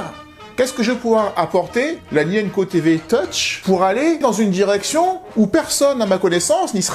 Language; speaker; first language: French; native; French